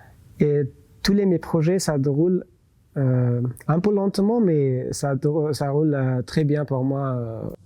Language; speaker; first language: French; non-native, local second language; Persian